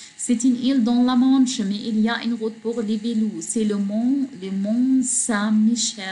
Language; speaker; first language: French; non-native, fluent; Arabic